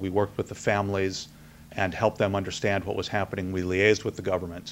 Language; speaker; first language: English; native; English